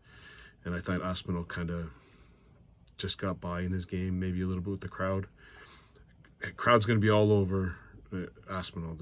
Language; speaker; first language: English; native; English